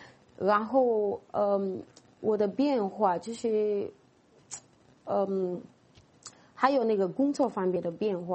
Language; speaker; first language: Chinese; non-native, fluent; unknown